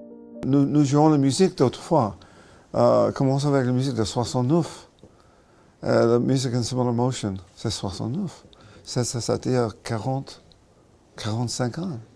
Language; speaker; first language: French; non-native, learner; English